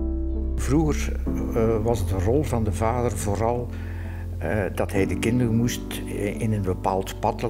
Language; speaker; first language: Dutch; native; Dutch